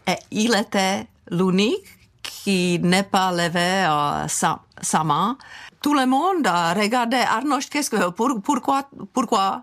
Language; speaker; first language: French; non-native, fluent; Czech